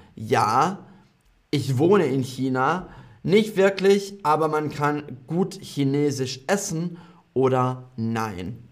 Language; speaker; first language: German; non-native, fluent; English